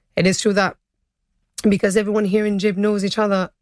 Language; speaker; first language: English; early bilingual, other home language; Spanish